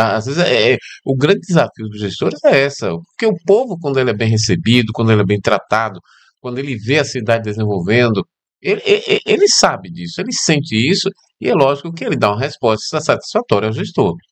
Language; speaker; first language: Portuguese; native; Portuguese